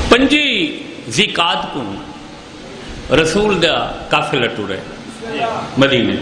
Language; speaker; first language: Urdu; non-native, local second language; Punjabi